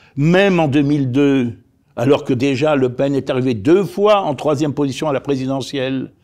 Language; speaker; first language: French; native; French